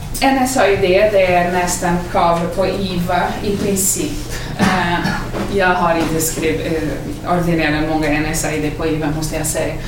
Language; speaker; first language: Swedish; non-native, fluent; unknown